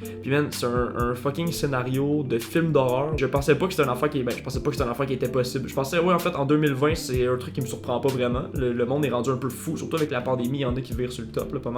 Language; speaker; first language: French; native; French